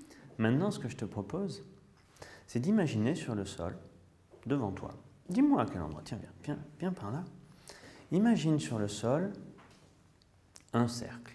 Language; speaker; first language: French; native; French